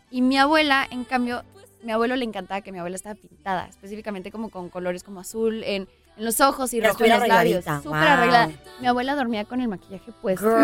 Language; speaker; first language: Spanish; native; Spanish